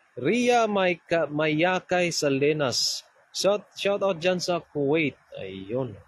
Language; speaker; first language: Filipino; non-native, local second language; Cebuano